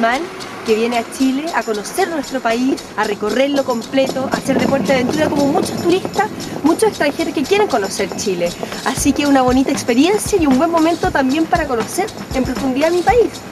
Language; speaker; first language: Spanish; native; Spanish